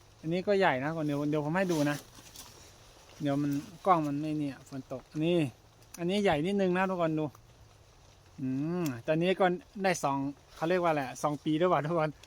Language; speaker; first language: Thai; non-native, local second language; Shan